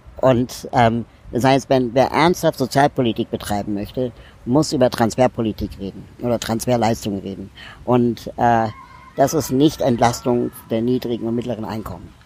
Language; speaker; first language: German; native; German